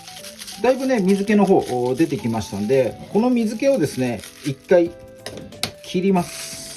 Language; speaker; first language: Japanese; native; Japanese